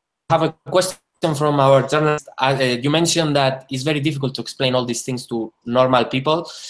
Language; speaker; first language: English; non-native, fluent; Spanish